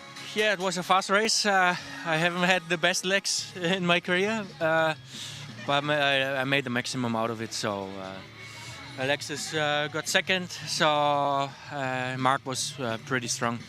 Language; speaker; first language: English; non-native, fluent; German